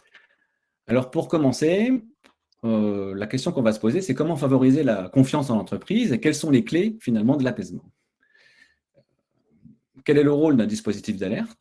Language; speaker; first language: French; native; French